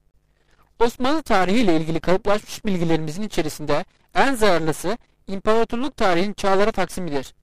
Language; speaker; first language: Turkish; native; Turkish